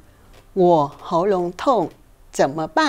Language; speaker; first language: Chinese; non-native, local second language; Vietnamese